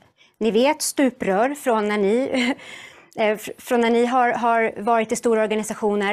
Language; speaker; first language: Swedish; native; Swedish